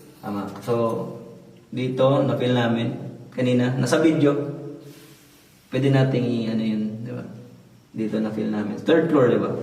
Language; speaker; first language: Filipino; non-native, local second language; Cebuano